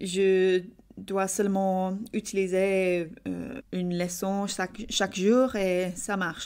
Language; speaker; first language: French; non-native, learner; English